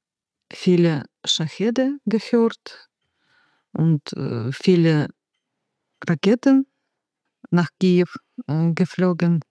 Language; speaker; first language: German; non-native, learner; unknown